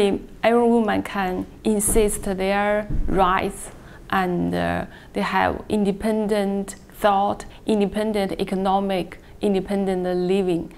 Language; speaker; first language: English; non-native, learner; Chinese